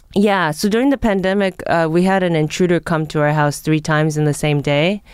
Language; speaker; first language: English; early bilingual, other home language; Japanese